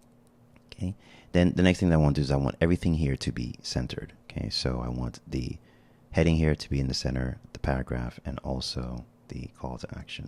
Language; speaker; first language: English; native; English